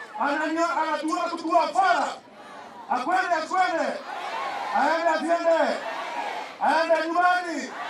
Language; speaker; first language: Swahili; non-native, local second language; Embu